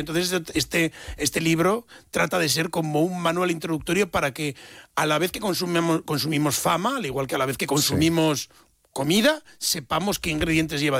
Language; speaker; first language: Spanish; native; Spanish